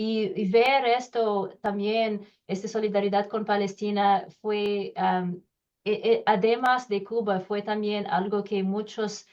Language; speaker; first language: Spanish; non-native, learner; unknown